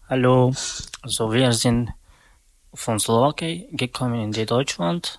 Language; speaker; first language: German; non-native, learner; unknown